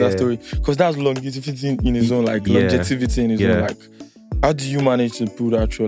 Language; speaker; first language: English; non-native, local second language; Yoruba